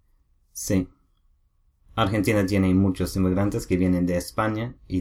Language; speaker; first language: Spanish; non-native, learner; English